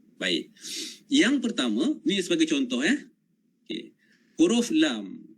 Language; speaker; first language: Malay; native; Malay